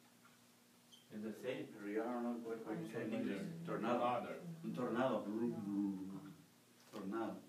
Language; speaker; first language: English; non-native, learner; Spanish